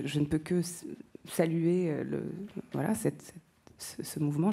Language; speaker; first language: French; native; French